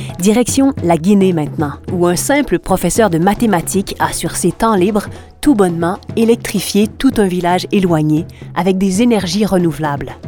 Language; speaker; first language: French; native; French